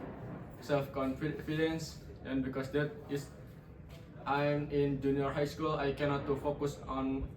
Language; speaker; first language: English; non-native, learner; Indonesian